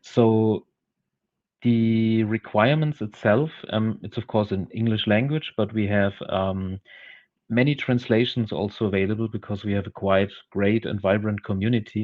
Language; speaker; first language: English; non-native, fluent; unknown